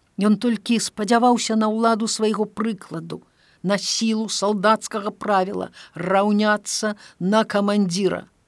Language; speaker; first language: Belarusian; native; Belarusian